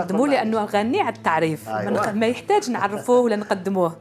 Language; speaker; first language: Arabic; native; Arabic